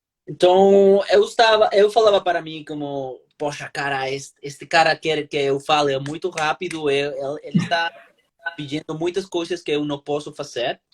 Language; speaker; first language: Portuguese; non-native, learner; Spanish